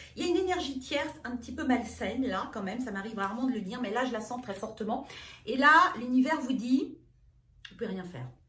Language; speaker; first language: French; native; French